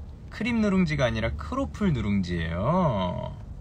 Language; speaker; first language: Korean; early bilingual, heritage; Korean